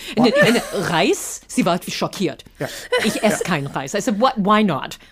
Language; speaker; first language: German; non-native, fluent; English